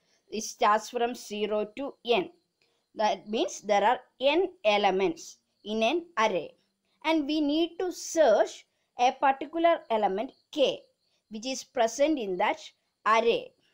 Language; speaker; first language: English; non-native, local second language; Malayalam